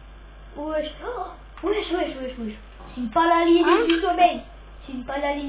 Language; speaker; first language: French; native; French